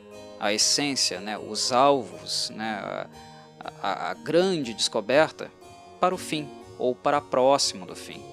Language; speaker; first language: Portuguese; native; Portuguese